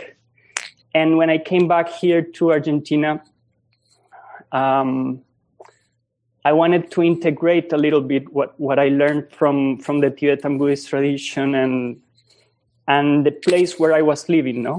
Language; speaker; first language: English; non-native, fluent; Spanish